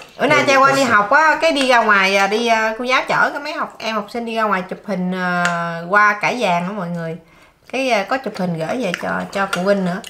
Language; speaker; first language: Vietnamese; native; Vietnamese